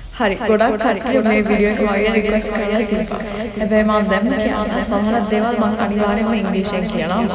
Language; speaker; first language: Sinhala; non-native, local second language; English